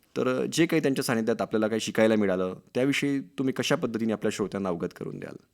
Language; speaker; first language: Marathi; native; Marathi